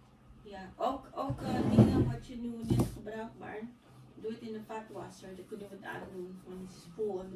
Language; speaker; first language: Dutch; non-native, fluent; Filipino